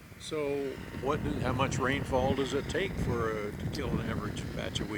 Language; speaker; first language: English; native; English